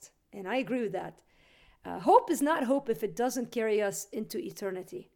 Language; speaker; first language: English; native; English